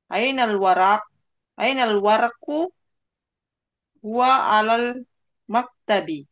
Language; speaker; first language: Arabic; non-native, learner; Indonesian